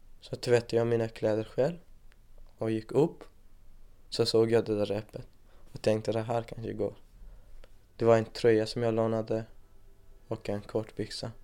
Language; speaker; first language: Swedish; non-native, fluent; Persian